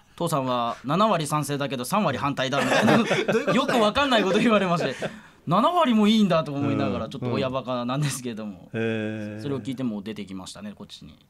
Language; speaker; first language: Japanese; native; Japanese